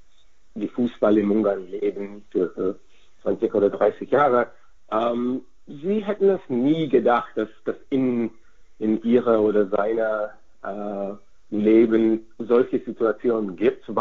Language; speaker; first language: German; non-native, fluent; Hungarian